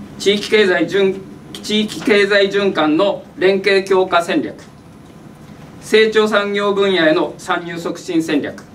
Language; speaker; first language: Japanese; native; Japanese